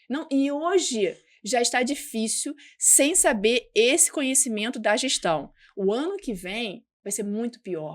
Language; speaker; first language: Portuguese; native; Portuguese